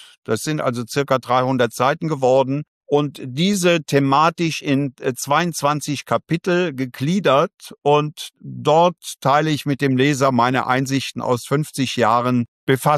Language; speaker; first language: German; native; German